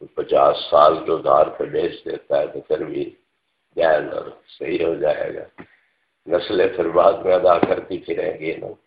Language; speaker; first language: Urdu; non-native, local second language; Punjabi